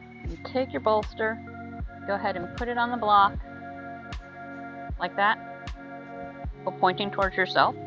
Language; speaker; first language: English; native; English